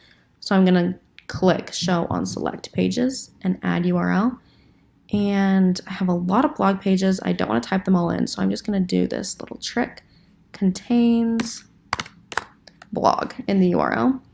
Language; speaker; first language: English; native; English